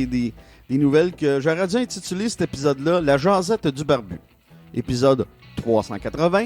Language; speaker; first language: French; native; French